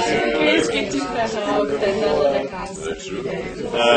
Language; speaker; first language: French; non-native, learner; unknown